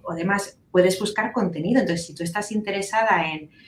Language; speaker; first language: Spanish; native; Spanish